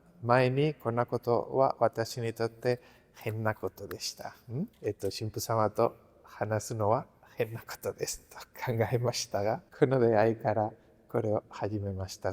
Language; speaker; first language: Japanese; non-native, learner; Spanish